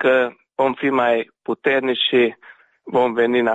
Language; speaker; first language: Romanian; non-native, local second language; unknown